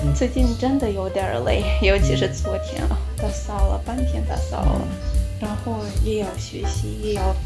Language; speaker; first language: Chinese; non-native, fluent; Ukrainian